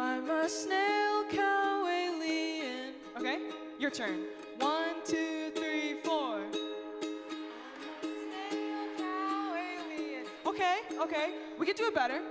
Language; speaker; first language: English; native; English